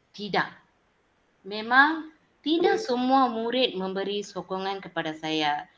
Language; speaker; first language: Malay; non-native, local second language; Tamil